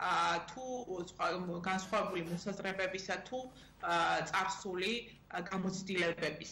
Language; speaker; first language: Georgian; native; Georgian